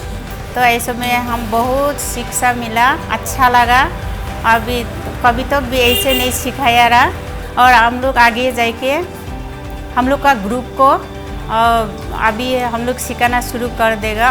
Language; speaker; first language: Hindi; non-native, local second language; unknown